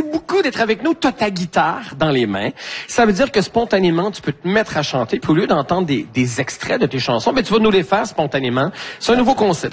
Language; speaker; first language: French; native; French